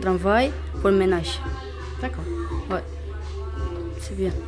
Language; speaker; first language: French; non-native, learner; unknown